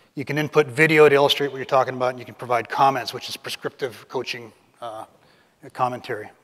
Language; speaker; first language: English; native; English